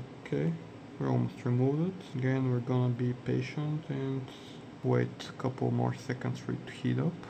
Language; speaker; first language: English; non-native, fluent; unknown